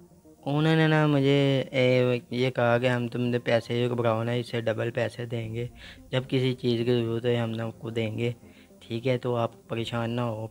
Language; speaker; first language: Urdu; non-native, local second language; Punjabi